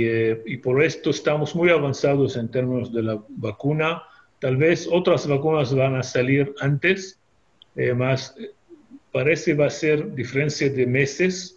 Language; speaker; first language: Spanish; non-native, fluent; Hebrew